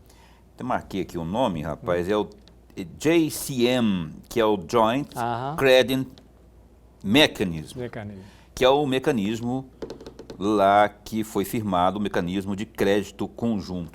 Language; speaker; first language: Portuguese; native; Portuguese